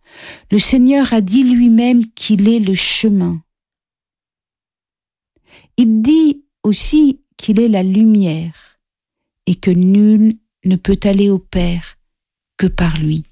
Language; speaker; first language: French; native; French